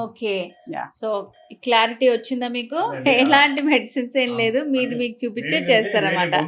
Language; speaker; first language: Telugu; native; Telugu